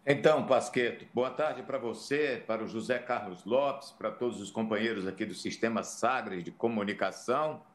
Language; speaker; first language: Portuguese; native; Portuguese